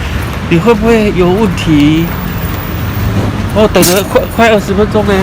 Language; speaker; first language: Chinese; native; Chinese